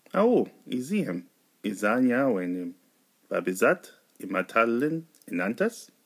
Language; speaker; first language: Amharic; non-native, learner; English